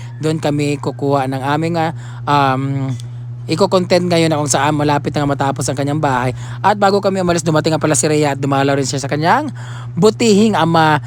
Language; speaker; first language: Filipino; non-native, local second language; Cebuano